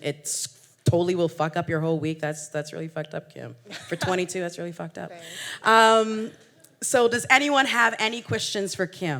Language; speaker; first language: English; native; English